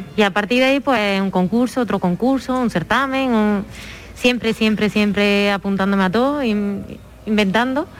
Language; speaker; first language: Spanish; native; Spanish